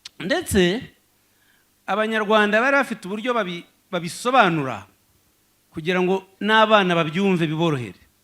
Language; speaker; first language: Kinyarwanda; native; Kinyarwanda